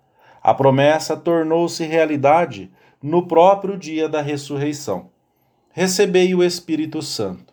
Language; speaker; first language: Portuguese; native; Portuguese